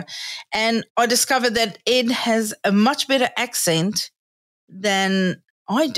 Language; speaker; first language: English; non-native, local second language; Afrikaans